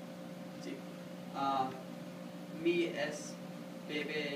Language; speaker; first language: Spanish; non-native, learner; English